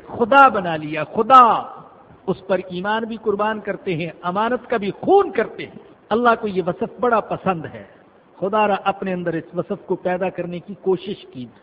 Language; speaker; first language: Urdu; non-native, local second language; Punjabi